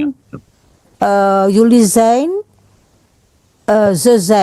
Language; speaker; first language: Dutch; non-native, fluent; Indonesian